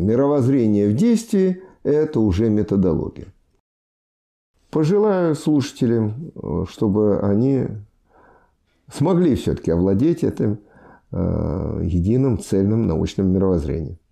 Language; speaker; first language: Russian; native; Russian